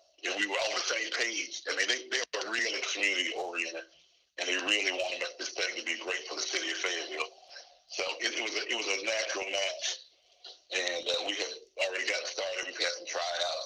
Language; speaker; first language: English; native; English